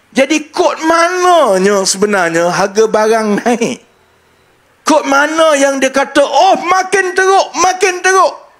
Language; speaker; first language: Malay; native; Malay